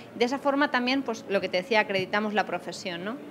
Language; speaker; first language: Spanish; native; Spanish